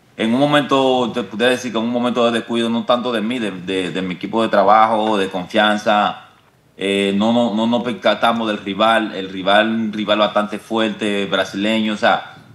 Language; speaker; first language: Spanish; native; Spanish